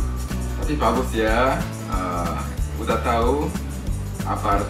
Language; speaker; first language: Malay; non-native, fluent; Korean